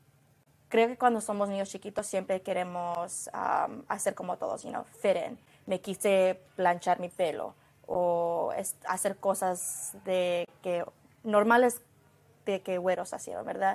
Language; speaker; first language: Spanish; early bilingual, heritage; Spanish